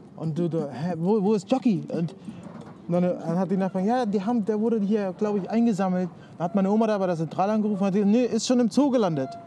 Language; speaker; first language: German; early bilingual, other home language; Spanish